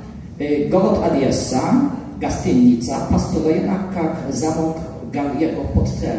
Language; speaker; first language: Russian; non-native, learner; Polish